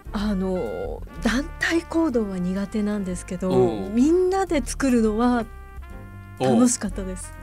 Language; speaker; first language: Japanese; native; Japanese